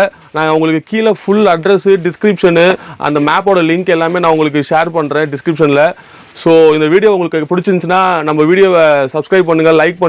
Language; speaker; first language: Tamil; native; Tamil